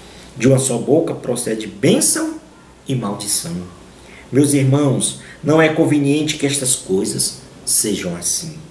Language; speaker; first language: Portuguese; native; Portuguese